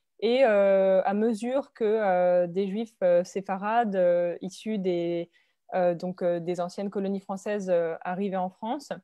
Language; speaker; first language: French; native; French